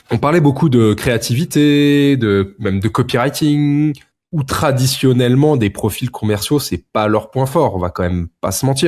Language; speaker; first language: French; native; French